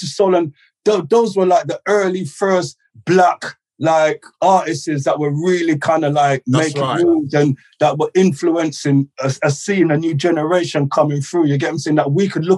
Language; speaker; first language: English; native; English